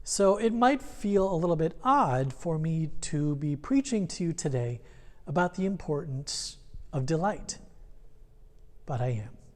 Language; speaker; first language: English; native; English